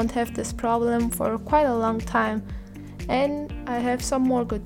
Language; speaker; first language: English; non-native, fluent; Italian